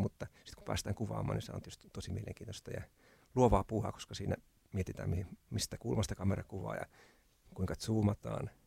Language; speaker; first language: Finnish; native; Finnish